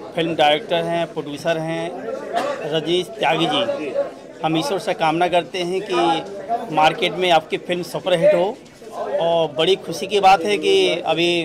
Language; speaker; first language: Hindi; native; Hindi